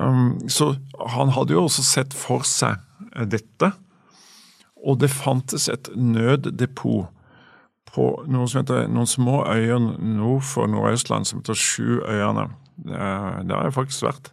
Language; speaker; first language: Norwegian; native; Norwegian